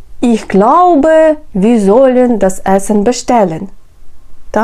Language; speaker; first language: German; non-native, fluent; Ukrainian